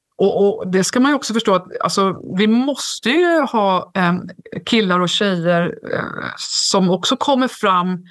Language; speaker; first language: Swedish; native; Swedish